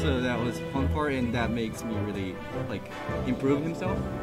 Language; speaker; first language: English; non-native, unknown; Japanese